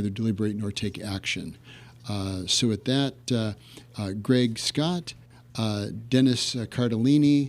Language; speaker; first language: English; native; English